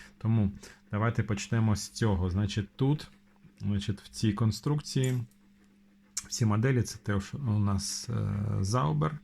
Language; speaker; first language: Ukrainian; non-native, local second language; Russian